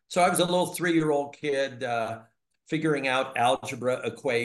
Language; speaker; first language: English; native; English